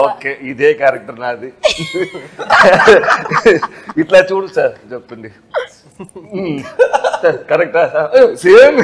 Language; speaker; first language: Telugu; non-native, learner; Tamil